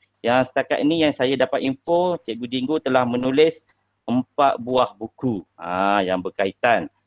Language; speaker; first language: Malay; native; Malay